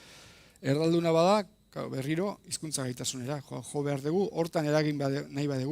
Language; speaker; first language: Basque; native; Basque